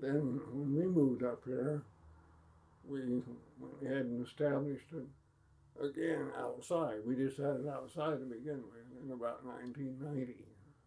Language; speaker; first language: English; native; English